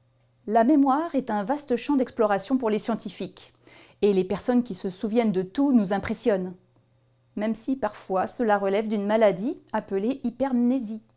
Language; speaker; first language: French; native; French